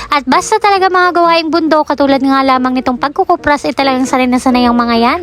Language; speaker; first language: Filipino; native; Filipino